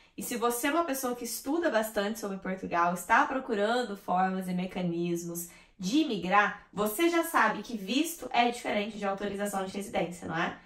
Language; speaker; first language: Portuguese; native; Portuguese